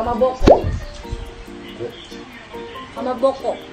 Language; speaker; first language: Japanese; non-native, learner; Filipino